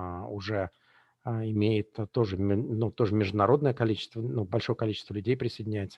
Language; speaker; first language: Russian; native; Russian